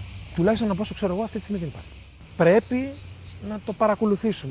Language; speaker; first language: Greek; native; Greek